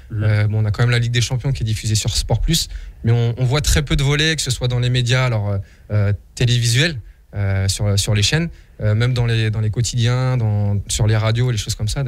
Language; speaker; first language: French; native; French